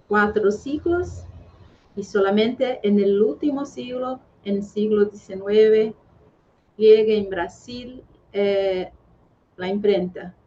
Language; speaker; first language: Spanish; non-native, fluent; Portuguese